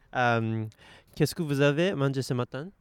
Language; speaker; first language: French; non-native, learner; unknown